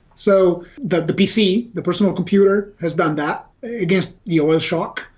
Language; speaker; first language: English; non-native, fluent; Italian